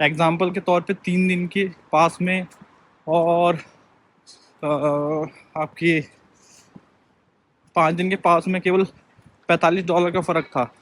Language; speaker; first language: Hindi; native; Hindi